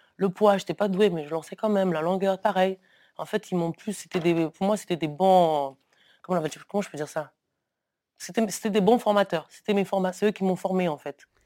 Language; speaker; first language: French; early bilingual, other home language; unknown